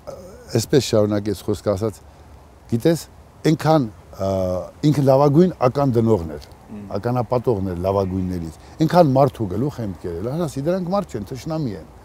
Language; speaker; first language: Armenian; native; Armenian